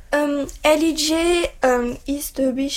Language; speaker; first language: German; non-native, learner; French